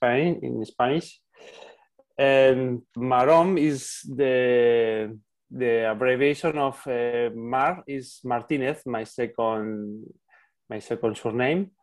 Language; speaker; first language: English; non-native, learner; Spanish